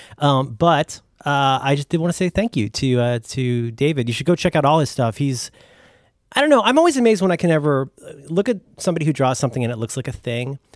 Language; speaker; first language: English; native; English